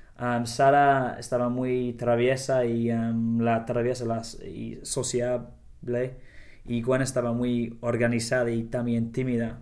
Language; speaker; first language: Spanish; non-native, learner; English